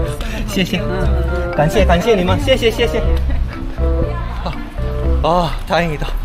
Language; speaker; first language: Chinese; non-native, learner; Korean